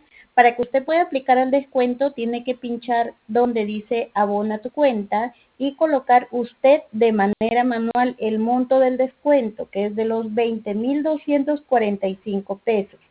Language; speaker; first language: Spanish; native; Spanish